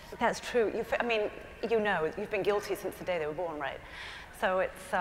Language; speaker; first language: English; native; English